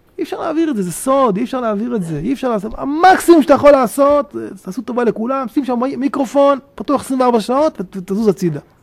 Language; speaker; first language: Hebrew; native; Hebrew